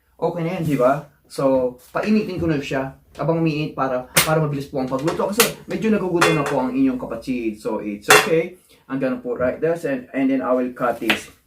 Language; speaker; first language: Filipino; non-native, local second language; Pampanga